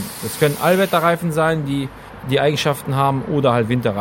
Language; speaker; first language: German; native; German